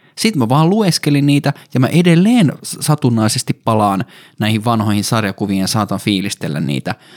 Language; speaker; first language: Finnish; native; Finnish